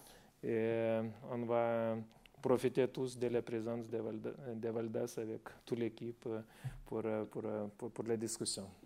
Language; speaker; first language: French; non-native, fluent; Lithuanian